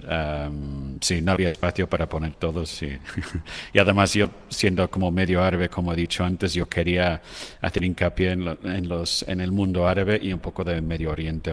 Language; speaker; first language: Spanish; non-native, fluent; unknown